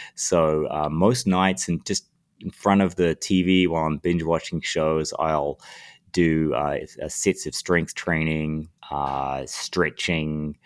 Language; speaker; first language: English; native; English